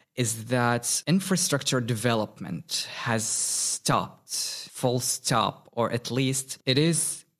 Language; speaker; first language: English; non-native, fluent; Arabic